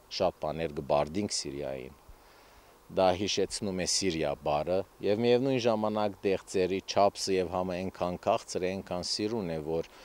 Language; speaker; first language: Armenian; early bilingual, heritage; Armenian